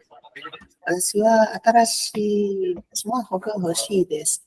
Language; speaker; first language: Japanese; non-native, learner; Indonesian